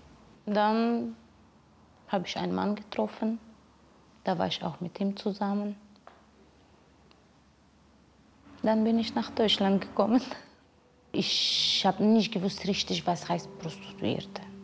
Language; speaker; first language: German; non-native, learner; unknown